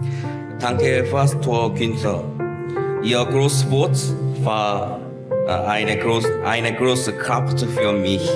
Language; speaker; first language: German; non-native, fluent; Korean